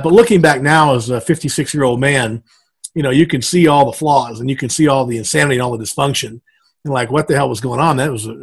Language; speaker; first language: English; native; English